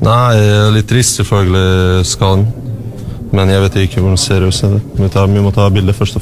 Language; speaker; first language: Norwegian; non-native, learner; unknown